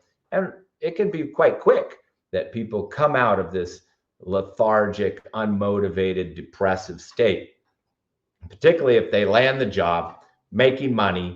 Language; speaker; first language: English; native; English